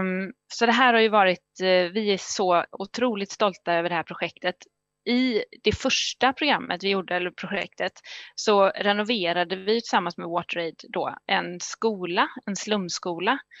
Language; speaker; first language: Swedish; native; Swedish